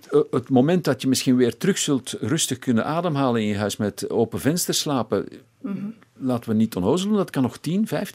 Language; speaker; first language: Dutch; native; Dutch